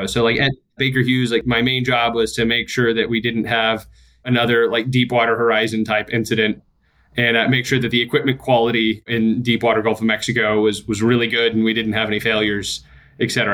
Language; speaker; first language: English; native; English